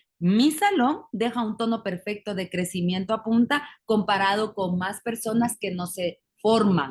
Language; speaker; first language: Spanish; native; Spanish